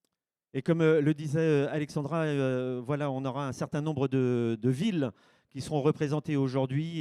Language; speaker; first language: French; native; French